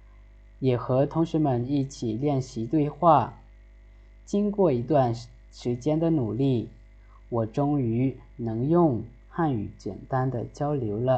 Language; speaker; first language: Chinese; non-native, fluent; Lao